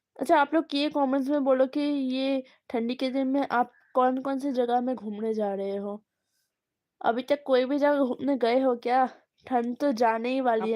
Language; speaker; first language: Hindi; non-native, local second language; Bangla